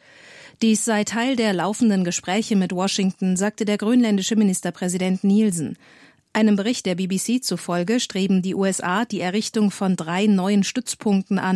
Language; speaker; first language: German; native; German